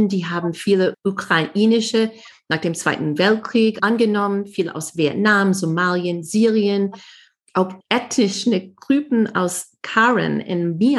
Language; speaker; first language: German; non-native, fluent; English